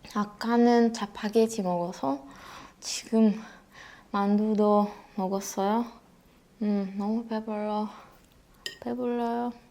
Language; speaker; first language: Korean; non-native, learner; Russian